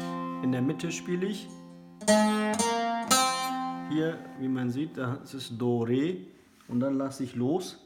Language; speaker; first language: German; non-native, fluent; Kurdish